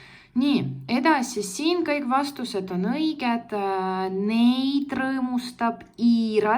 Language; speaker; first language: Estonian; non-native, local second language; Russian